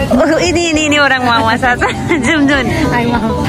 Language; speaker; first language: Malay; non-native, learner; Nepali